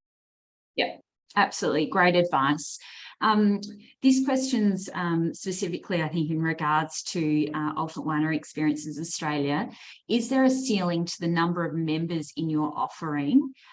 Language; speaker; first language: English; native; English